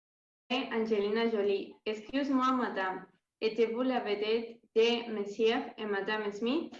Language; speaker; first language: French; non-native, learner; Spanish